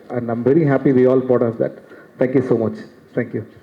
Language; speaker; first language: Tamil; native; Tamil